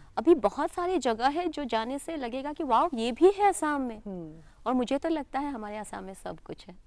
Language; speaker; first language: Hindi; non-native, local second language; Assamese